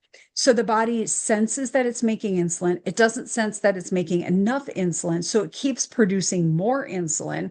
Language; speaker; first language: English; native; English